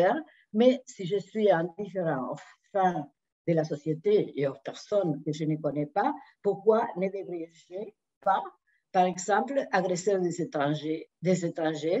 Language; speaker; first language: French; non-native, fluent; Spanish